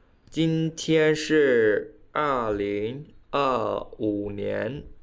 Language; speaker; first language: Chinese; non-native, fluent; Khmer